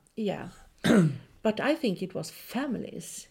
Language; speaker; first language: English; non-native, fluent; Swedish